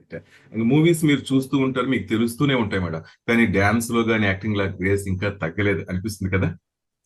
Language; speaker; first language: Telugu; native; Telugu